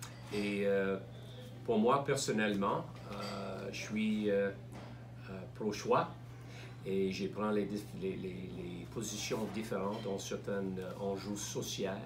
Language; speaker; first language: French; non-native, learner; English